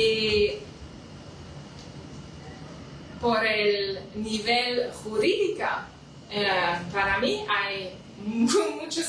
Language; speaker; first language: Spanish; non-native, learner; German